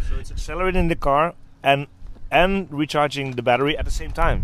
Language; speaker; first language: English; non-native, fluent; Dutch